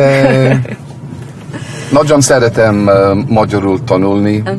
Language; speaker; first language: Hungarian; non-native, learner; English